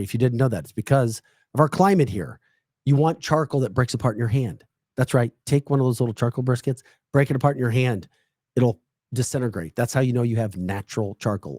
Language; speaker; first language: English; native; English